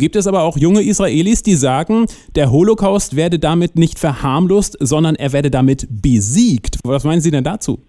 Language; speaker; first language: German; native; German